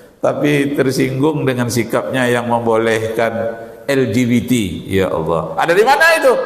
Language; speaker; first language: Indonesian; native; Indonesian